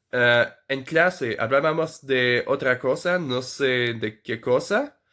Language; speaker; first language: Spanish; non-native, fluent; French